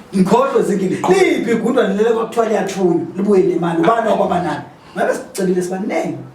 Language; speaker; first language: Zulu; native; Zulu